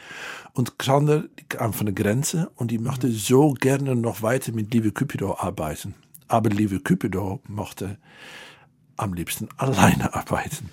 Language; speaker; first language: German; non-native, fluent; Dutch